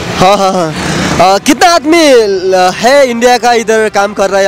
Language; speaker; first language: Hindi; non-native, local second language; Nepali